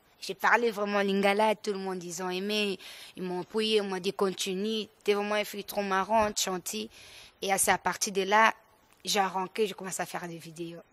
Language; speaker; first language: French; non-native, local second language; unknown